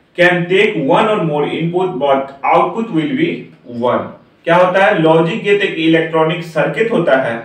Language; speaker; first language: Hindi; native; Hindi